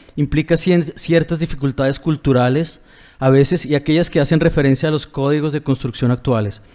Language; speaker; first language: Spanish; native; Spanish